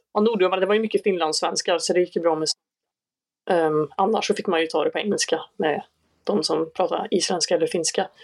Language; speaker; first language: Swedish; native; Swedish